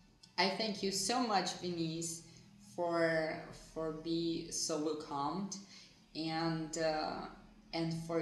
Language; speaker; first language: English; non-native, fluent; Portuguese